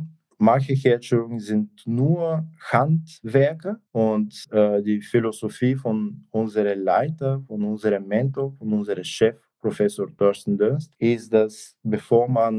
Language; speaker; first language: German; non-native, fluent; Bulgarian